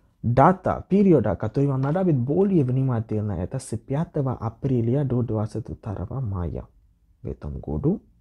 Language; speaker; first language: Russian; non-native, learner; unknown